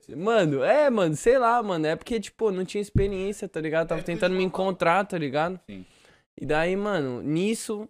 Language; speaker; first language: Portuguese; native; Portuguese